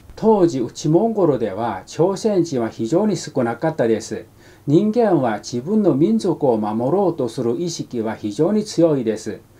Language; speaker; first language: Japanese; non-native, fluent; Korean